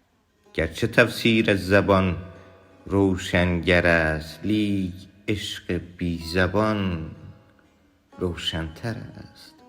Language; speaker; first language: Persian; native; Persian